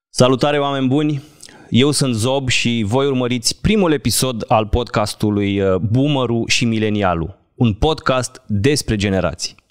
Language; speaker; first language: Romanian; native; Romanian